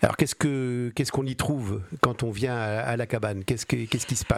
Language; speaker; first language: French; native; French